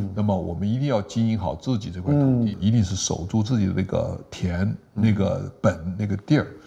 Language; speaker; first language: Chinese; native; Chinese